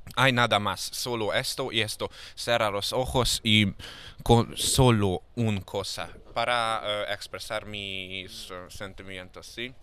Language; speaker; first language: Spanish; non-native, learner; Hungarian